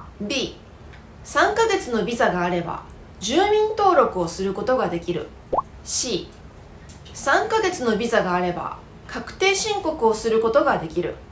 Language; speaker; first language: Japanese; native; Japanese